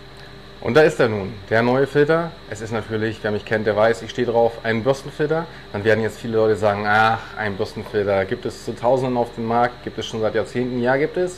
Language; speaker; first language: German; native; German